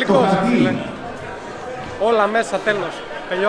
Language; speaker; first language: Greek; native; Greek